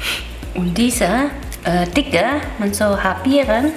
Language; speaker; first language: German; non-native, learner; Vietnamese